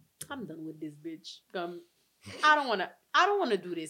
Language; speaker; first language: English; non-native, local second language; French